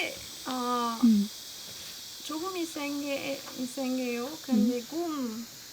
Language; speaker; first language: Korean; non-native, learner; French